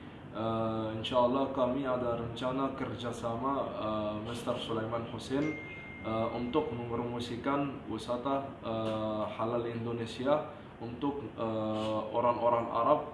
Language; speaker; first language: Indonesian; non-native, fluent; Arabic